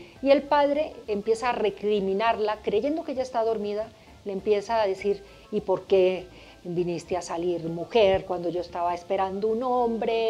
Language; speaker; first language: Spanish; native; Spanish